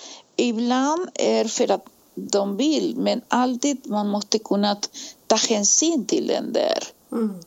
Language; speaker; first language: Swedish; non-native, fluent; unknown